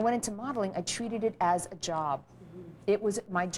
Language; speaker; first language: English; native; English